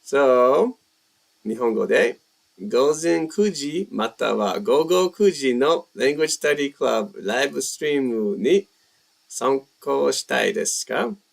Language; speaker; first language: Japanese; non-native, learner; English